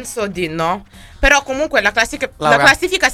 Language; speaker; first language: Italian; native; Italian